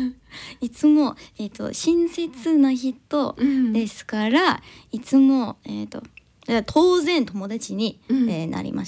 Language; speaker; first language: Japanese; non-native, learner; English